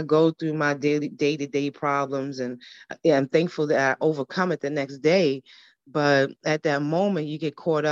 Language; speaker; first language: English; native; English